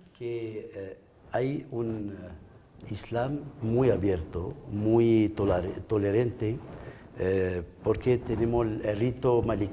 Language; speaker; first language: Spanish; non-native, fluent; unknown